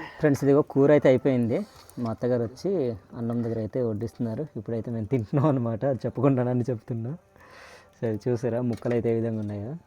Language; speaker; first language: Telugu; non-native, local second language; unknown